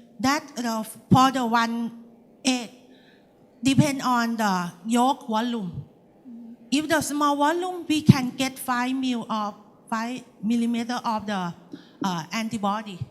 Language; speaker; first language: English; non-native, learner; Thai